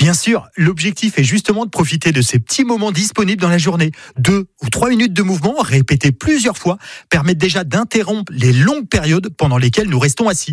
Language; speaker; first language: French; native; French